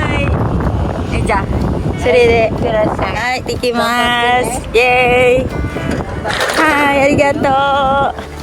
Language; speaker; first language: Japanese; non-native, learner; Filipino